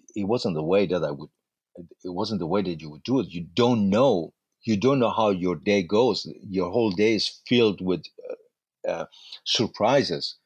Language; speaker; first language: English; non-native, fluent; Persian